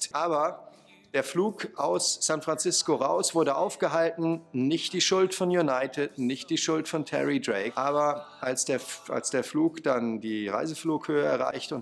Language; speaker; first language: German; native; German